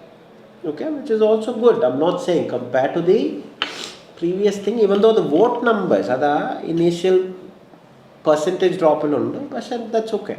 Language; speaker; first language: English; non-native, local second language; Malayalam